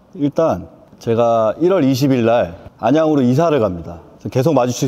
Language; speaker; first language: Korean; native; Korean